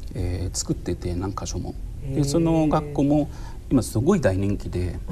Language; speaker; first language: Japanese; non-native, fluent; Arabic